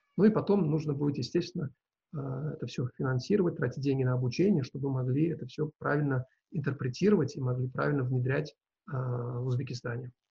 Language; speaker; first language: Russian; non-native, local second language; Uzbek